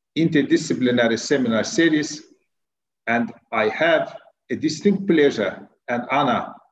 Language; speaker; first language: English; non-native, fluent; Turkish